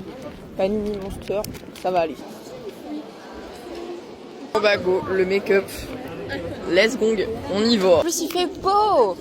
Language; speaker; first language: French; native; French